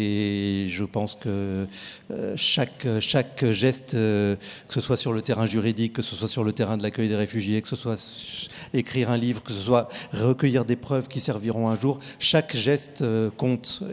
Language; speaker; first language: French; native; French